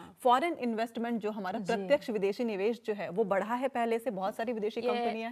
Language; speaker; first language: Hindi; native; Hindi